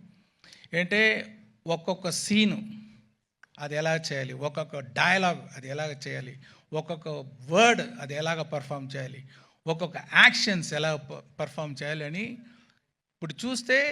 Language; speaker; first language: Telugu; non-native, fluent; Tamil